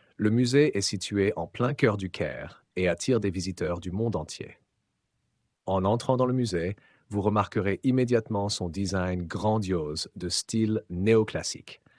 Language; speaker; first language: French; non-native, fluent; Arabic